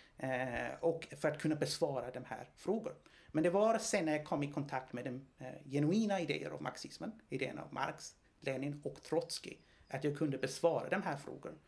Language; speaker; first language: Swedish; non-native, fluent; Greek